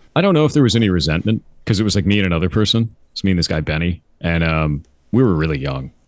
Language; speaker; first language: English; native; English